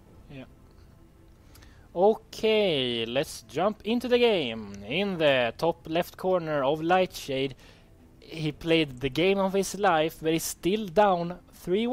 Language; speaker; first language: English; non-native, fluent; Swedish